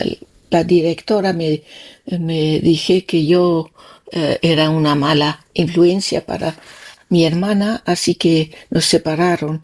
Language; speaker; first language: Spanish; non-native, learner; Danish